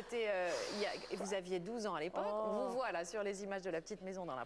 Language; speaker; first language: French; native; French